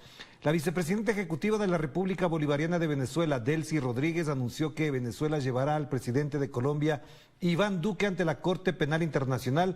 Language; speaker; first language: Spanish; native; Spanish